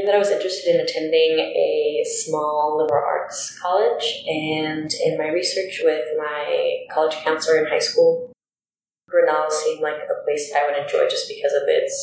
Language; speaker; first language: English; early bilingual, other home language; Spanish